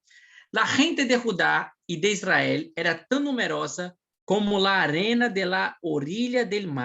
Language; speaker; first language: Spanish; non-native, fluent; Portuguese